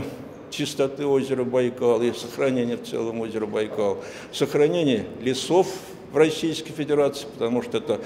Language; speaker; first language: Russian; native; Russian